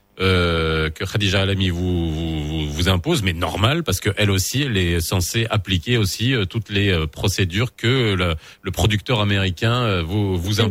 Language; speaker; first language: French; non-native, local second language; Arabic